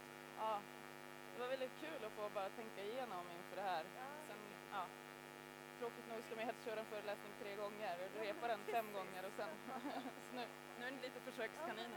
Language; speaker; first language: Swedish; native; Swedish